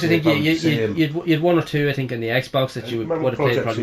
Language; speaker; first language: English; native; English